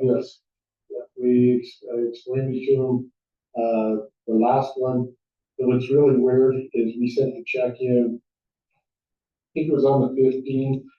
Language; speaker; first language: English; native; English